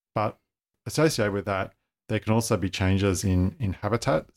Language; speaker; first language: English; native; English